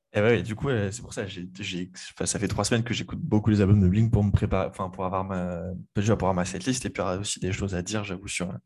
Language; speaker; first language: French; native; French